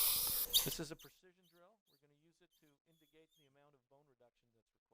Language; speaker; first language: English; native; English